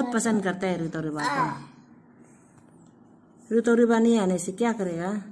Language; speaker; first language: Hindi; non-native, local second language; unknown